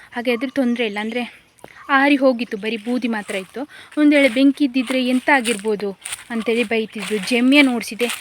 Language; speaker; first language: Kannada; native; Kannada